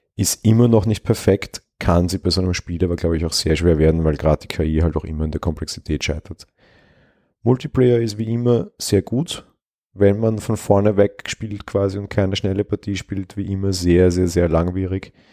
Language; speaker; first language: German; native; German